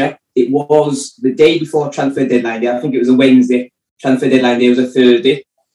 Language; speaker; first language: English; native; English